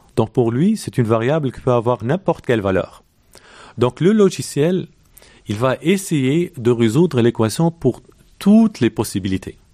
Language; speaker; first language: French; non-native, local second language; Arabic